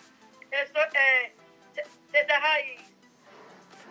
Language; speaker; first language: Portuguese; native; Portuguese